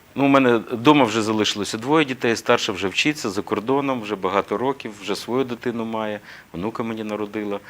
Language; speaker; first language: Ukrainian; native; Ukrainian